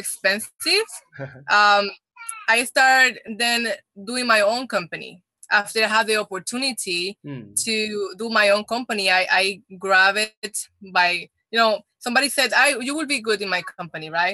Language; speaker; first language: English; non-native, fluent; Spanish